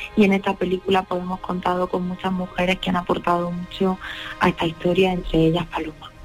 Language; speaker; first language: Spanish; native; Spanish